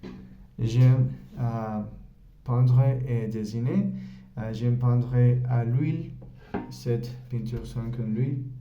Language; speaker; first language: French; non-native, learner; Spanish